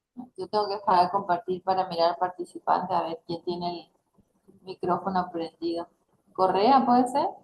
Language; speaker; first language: Spanish; native; Spanish